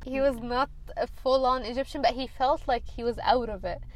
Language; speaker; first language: English; early bilingual, other home language; Arabic